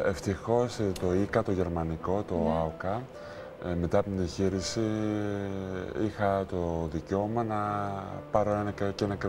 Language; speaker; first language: Greek; early bilingual, heritage; Greek